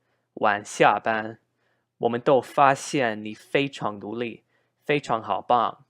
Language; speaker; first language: Chinese; non-native, learner; English